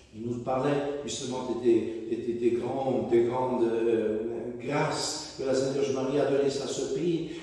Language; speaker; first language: French; non-native, fluent; German